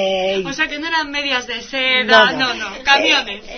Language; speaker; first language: Spanish; native; Spanish